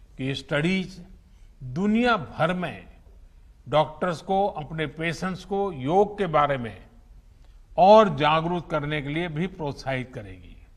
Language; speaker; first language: Hindi; native; Hindi